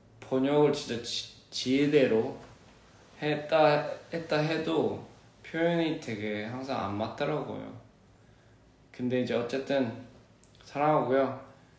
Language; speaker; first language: Korean; early bilingual, heritage; Korean